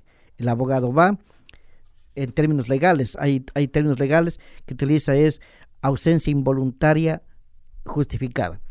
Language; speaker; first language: Spanish; native; Spanish